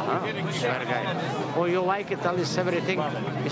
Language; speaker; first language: English; non-native, learner; Serbian